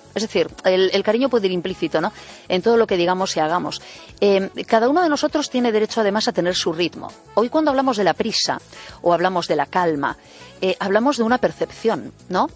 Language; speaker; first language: Spanish; native; Spanish